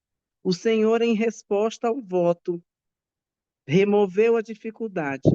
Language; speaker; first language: Portuguese; native; Portuguese